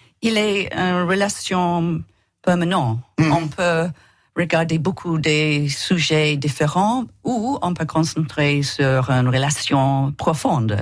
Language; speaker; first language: French; non-native, learner; English